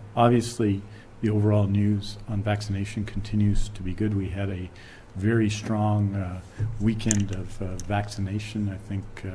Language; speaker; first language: English; native; English